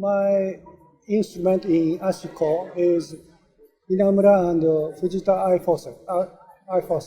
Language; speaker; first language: English; non-native, learner; Japanese